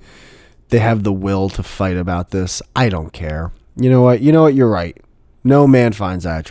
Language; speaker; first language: English; native; English